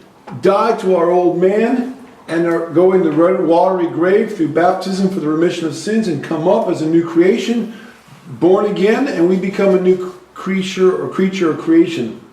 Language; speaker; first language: English; native; English